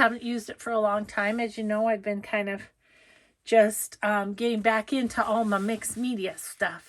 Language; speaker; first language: English; native; English